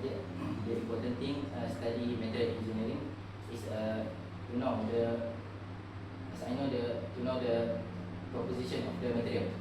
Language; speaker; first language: English; non-native, learner; Malay